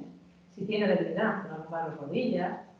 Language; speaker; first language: Spanish; native; Spanish